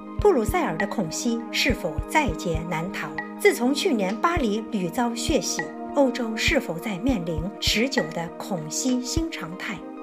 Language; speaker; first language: Chinese; native; Chinese